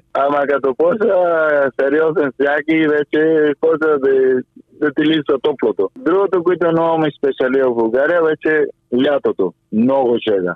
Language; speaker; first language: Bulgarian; non-native, fluent; Spanish